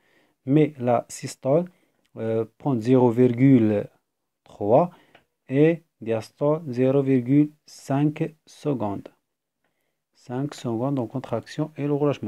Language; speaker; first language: French; non-native, fluent; Arabic